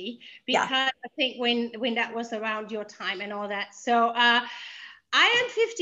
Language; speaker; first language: English; non-native, fluent; Danish